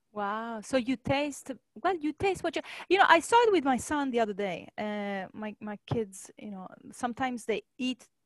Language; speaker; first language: English; non-native, fluent; Italian